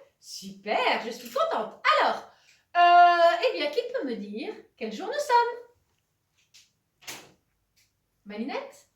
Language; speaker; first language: French; native; French